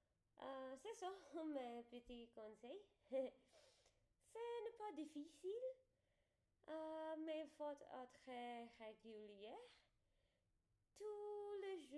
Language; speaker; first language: French; non-native, learner; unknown